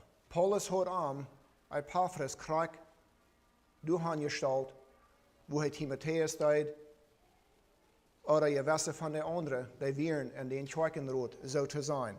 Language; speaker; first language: German; non-native, learner; Plautdietsch